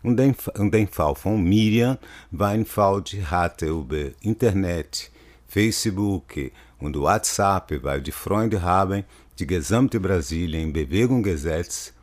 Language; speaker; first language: German; non-native, fluent; Portuguese